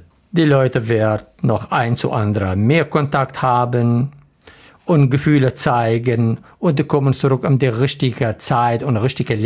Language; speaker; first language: German; non-native, learner; Arabic